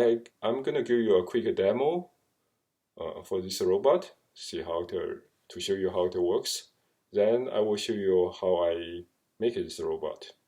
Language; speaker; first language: English; non-native, fluent; Chinese